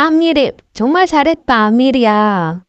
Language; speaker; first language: Korean; non-native, fluent; Indonesian